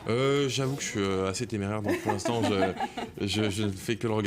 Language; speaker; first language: French; native; French